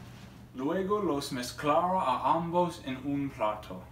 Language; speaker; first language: Spanish; non-native, learner; English